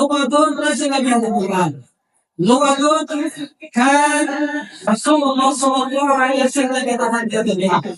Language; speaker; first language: Arabic; non-native, fluent; Indonesian